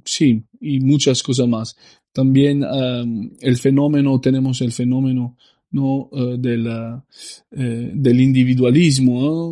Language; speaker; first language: Spanish; non-native, fluent; Italian